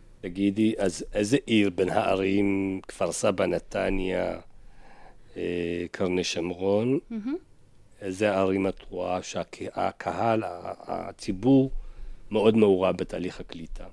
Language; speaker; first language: Hebrew; native; Hebrew